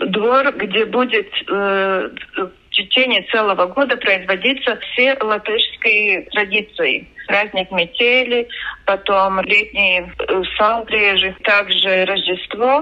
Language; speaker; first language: Russian; non-native, local second language; Latvian